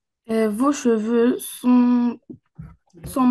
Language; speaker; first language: French; non-native, learner; Arabic